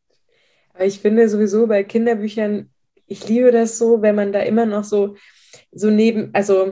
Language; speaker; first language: German; native; German